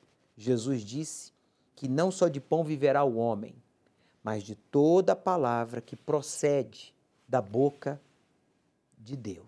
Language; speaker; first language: Portuguese; native; Portuguese